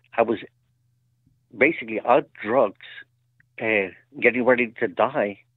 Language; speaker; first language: English; native; English